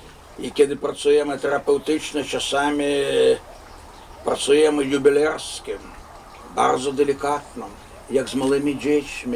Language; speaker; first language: Polish; non-native, fluent; Russian